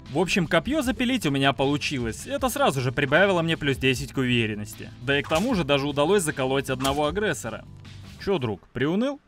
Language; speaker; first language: Russian; native; Russian